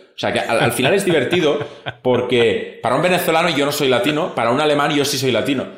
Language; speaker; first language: Spanish; non-native, local second language; Catalan